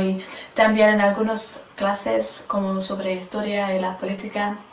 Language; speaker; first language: Spanish; non-native, learner; English